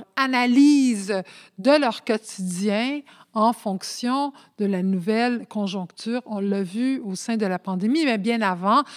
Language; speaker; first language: French; early bilingual, other home language; Spanish